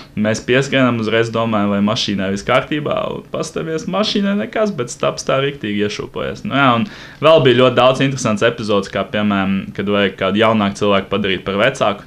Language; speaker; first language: Latvian; non-native, local second language; Russian